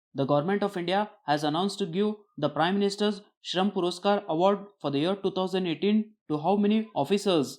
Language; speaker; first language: English; non-native, local second language; Kannada